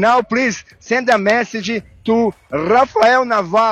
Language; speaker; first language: English; non-native, learner; Portuguese